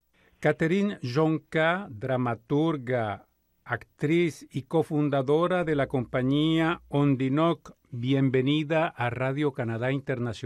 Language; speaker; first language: Spanish; native; Spanish